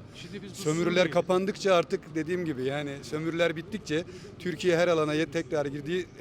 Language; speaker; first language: Turkish; native; Turkish